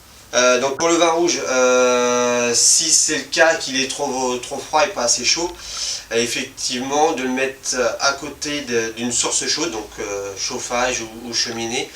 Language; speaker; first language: French; native; French